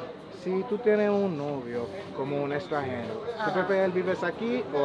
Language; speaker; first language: Spanish; non-native, learner; English